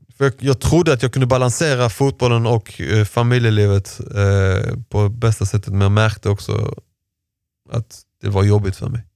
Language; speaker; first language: Swedish; early bilingual, other home language; Persian